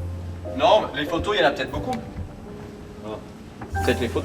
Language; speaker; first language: French; native; French